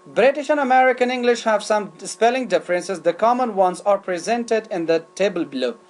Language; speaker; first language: English; non-native, fluent; Persian